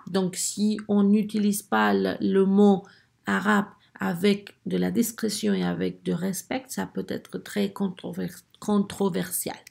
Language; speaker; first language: French; non-native, learner; Spanish